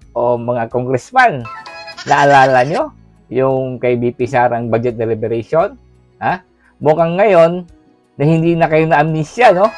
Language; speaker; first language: Filipino; non-native, local second language; Cebuano